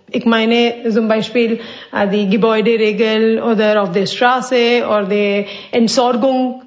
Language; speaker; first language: German; non-native, fluent; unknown